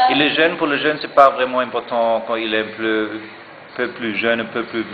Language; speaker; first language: French; non-native, learner; German